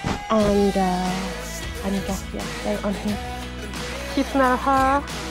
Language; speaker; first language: English; non-native, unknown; French